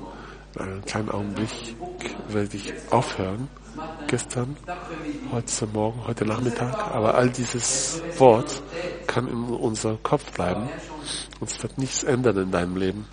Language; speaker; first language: German; non-native, fluent; French